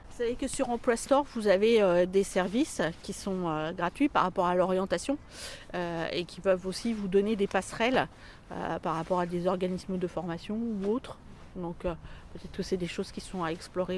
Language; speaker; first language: French; native; French